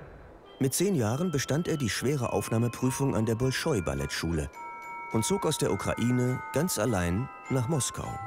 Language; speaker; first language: German; native; German